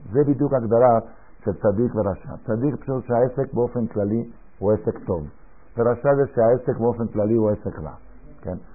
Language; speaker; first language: Hebrew; non-native, fluent; Spanish